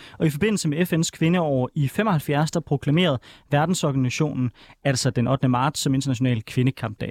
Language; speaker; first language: Danish; native; Danish